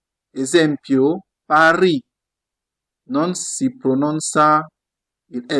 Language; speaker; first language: Italian; non-native, fluent; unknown